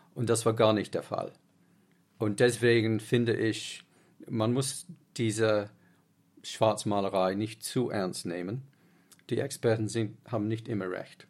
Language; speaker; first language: German; non-native, fluent; English